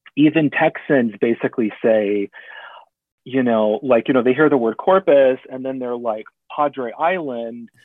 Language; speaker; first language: English; native; English